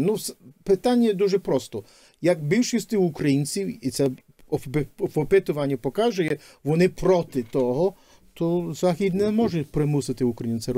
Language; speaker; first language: Ukrainian; early bilingual, heritage; Ukrainian